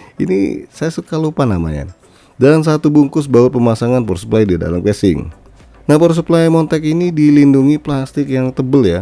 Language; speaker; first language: Indonesian; native; Indonesian